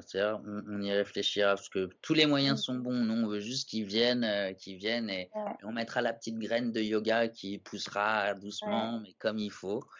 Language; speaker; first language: French; native; French